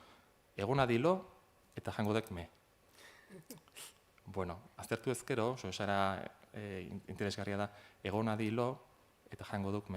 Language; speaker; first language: Basque; native; Basque